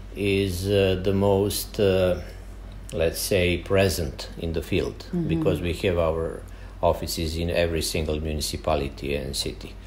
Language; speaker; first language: English; non-native, fluent; Serbian